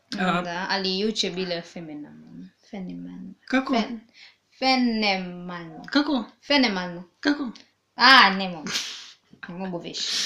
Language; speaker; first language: Serbian; native; Serbian